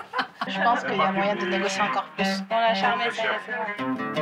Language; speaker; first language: French; native; French